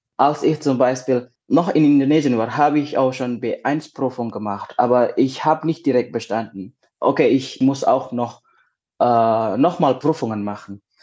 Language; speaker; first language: German; non-native, learner; Indonesian